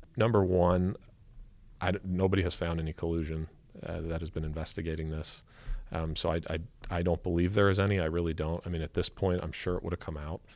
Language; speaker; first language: English; native; English